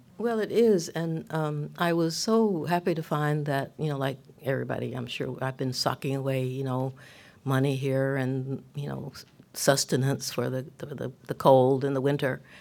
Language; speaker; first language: English; native; English